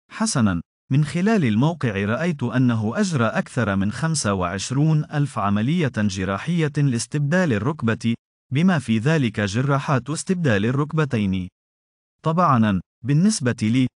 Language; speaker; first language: Arabic; non-native, fluent; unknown